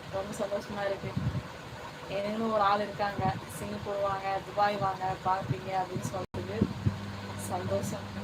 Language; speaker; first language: Tamil; non-native, local second language; Telugu